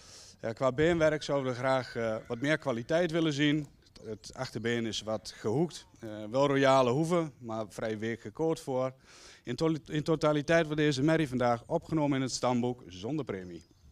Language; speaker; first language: Dutch; native; Dutch